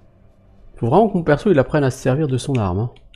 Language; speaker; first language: French; native; French